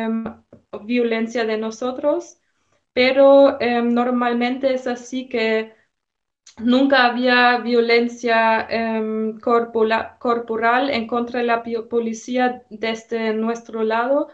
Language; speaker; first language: Spanish; non-native, fluent; German